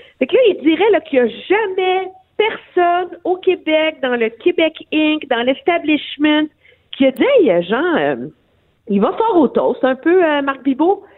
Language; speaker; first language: French; native; French